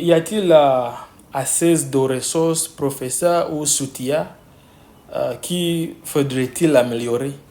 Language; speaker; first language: French; non-native, fluent; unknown